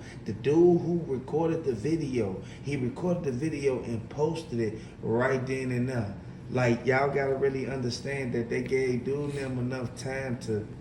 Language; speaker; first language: English; native; English